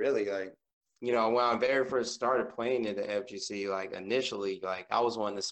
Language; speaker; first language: English; native; English